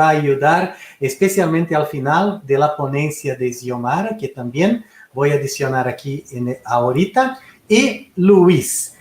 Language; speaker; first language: Spanish; non-native, fluent; Portuguese